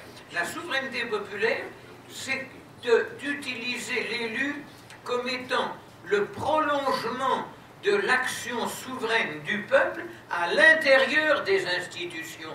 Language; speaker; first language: French; native; French